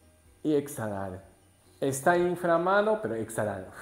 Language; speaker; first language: Spanish; non-native, learner; Japanese